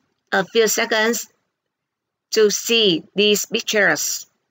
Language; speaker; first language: English; non-native, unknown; Vietnamese